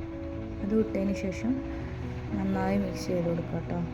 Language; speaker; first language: Malayalam; native; Malayalam